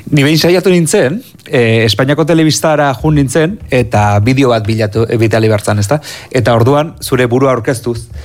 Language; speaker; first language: Basque; native; Basque